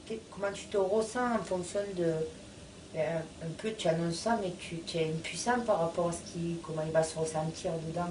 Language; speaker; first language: French; native; French